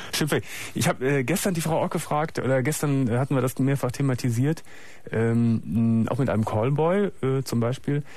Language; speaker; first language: German; native; German